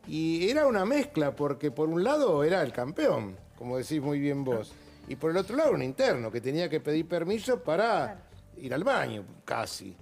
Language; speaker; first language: Spanish; native; Spanish